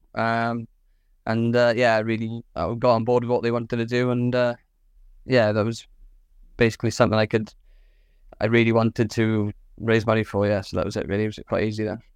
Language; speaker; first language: English; native; English